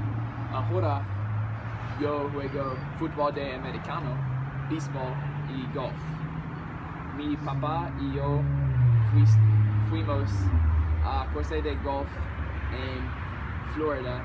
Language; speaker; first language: Spanish; non-native, learner; English